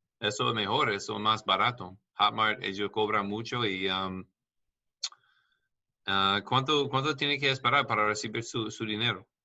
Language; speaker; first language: Spanish; non-native, learner; English